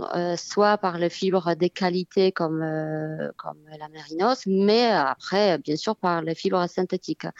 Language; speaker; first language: French; non-native, fluent; Polish